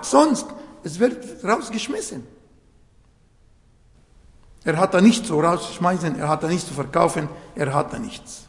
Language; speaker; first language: German; non-native, learner; Arabic